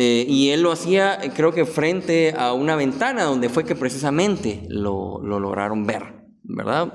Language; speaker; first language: Spanish; native; Spanish